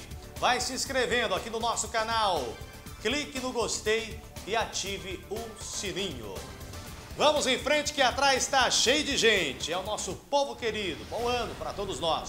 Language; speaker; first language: Portuguese; native; Portuguese